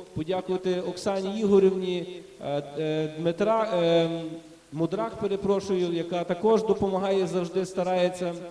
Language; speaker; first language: Ukrainian; native; Ukrainian